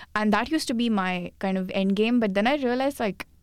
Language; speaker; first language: English; non-native, local second language; Hindi